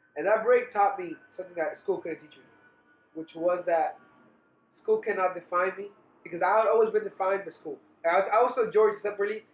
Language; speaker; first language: English; early bilingual, other home language; Spanish